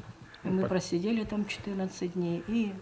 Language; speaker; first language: Russian; native; Russian